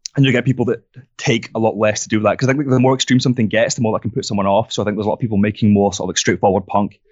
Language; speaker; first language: English; non-native, fluent; French